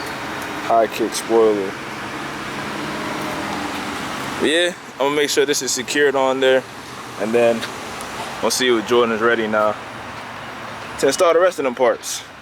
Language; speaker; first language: English; native; English